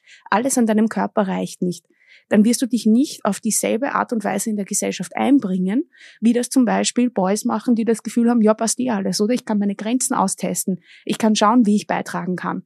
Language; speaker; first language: German; native; German